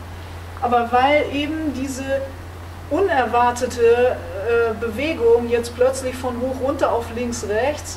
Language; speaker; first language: German; native; German